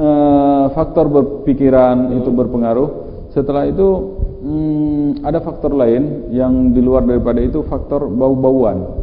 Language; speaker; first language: Malay; native; Malay